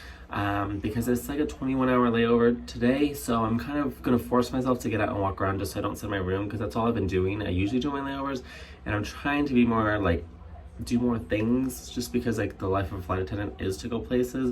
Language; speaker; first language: English; native; English